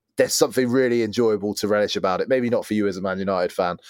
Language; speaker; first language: English; native; English